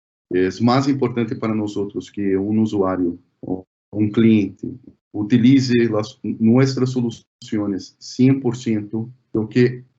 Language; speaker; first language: Spanish; non-native, fluent; Portuguese